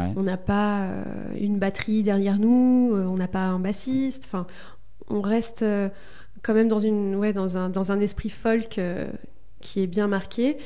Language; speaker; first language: French; early bilingual, other home language; Spanish